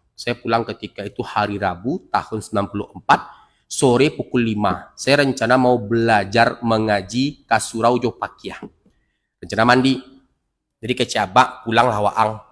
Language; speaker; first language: Indonesian; non-native, local second language; Minangkabau